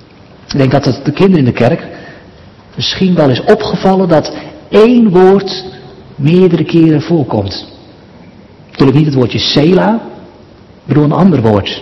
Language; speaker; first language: Dutch; native; Dutch